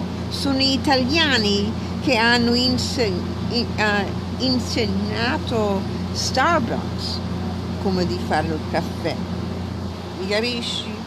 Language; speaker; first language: Italian; early bilingual, heritage; English